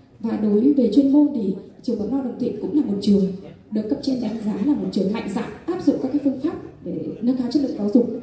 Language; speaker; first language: Vietnamese; non-native, local second language; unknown